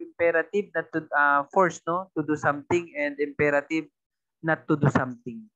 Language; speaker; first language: English; non-native, local second language; Filipino